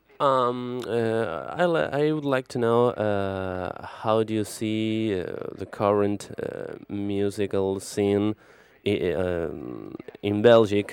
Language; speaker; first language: English; non-native, fluent; Spanish